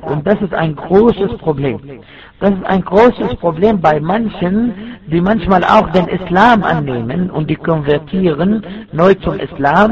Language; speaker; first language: German; non-native, fluent; Arabic